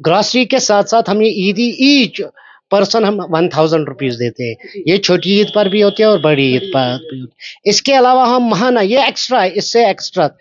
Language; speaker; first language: Hindi; non-native, local second language; Kashmiri